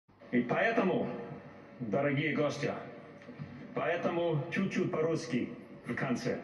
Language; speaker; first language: Russian; non-native, learner; Icelandic